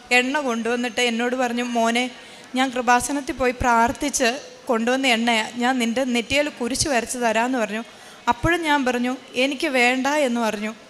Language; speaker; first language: Malayalam; native; Malayalam